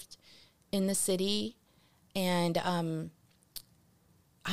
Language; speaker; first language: English; early bilingual, other home language; Portuguese